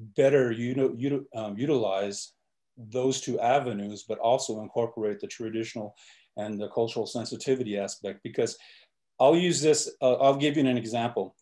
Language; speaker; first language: English; native; English